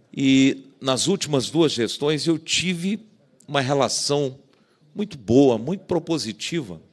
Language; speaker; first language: Portuguese; native; Portuguese